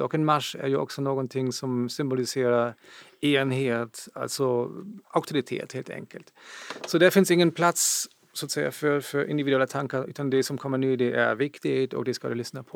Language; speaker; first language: Swedish; non-native, fluent; German